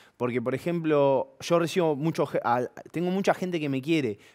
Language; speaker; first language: Spanish; native; Spanish